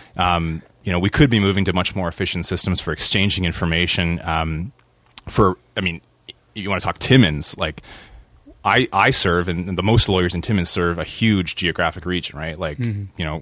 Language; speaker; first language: English; native; English